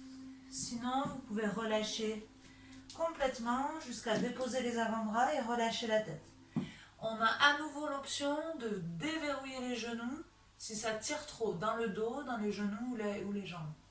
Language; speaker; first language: French; native; French